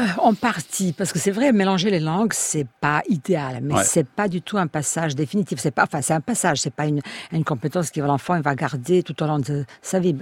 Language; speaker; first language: French; non-native, fluent; Serbian